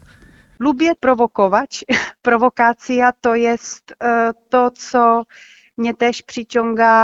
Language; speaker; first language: Polish; non-native, fluent; Czech